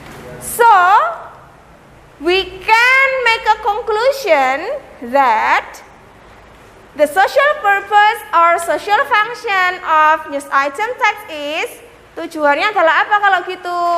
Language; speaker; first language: English; non-native, learner; Indonesian